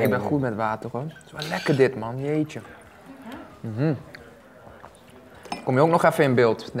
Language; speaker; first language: Dutch; native; Dutch